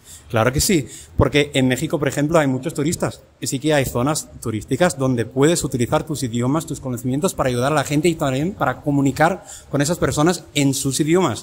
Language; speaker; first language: Spanish; non-native, fluent; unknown